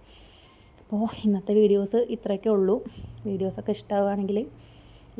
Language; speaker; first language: Malayalam; native; Malayalam